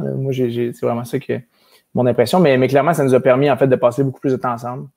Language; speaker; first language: French; native; French